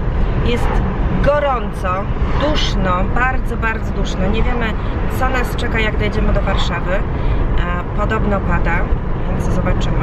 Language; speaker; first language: Polish; native; Polish